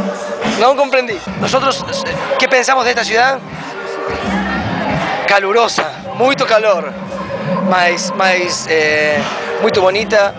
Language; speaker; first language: Portuguese; non-native, learner; Spanish